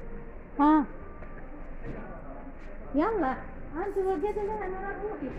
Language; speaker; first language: Arabic; non-native, learner; Filipino